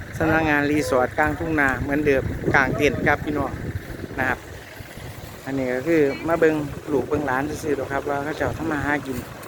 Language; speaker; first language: Thai; native; Thai